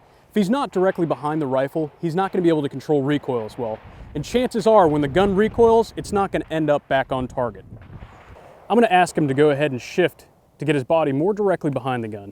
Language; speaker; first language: English; native; English